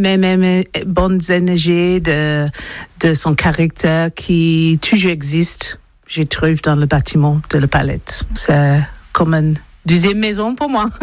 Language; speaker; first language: French; non-native, learner; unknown